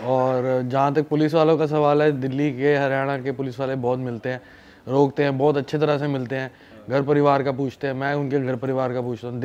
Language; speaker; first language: Hindi; native; Hindi